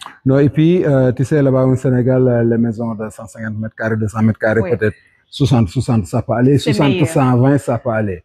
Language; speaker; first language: French; non-native, local second language; Wolof